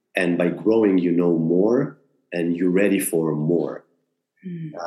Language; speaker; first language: English; non-native, fluent; Hebrew